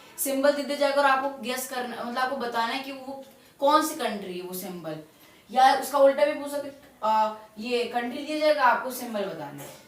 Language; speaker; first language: Hindi; native; Hindi